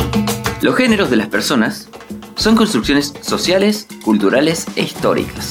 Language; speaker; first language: Spanish; native; Spanish